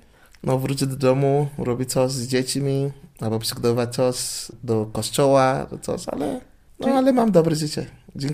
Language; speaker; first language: Polish; non-native, learner; English